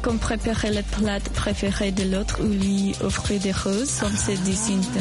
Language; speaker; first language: French; non-native, learner; English